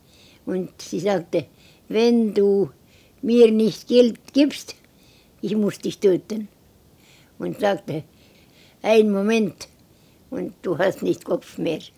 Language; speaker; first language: German; non-native, learner; Estonian